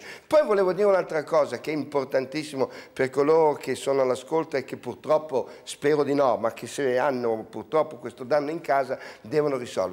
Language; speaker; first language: Italian; native; Italian